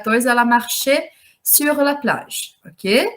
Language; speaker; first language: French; non-native, fluent; Portuguese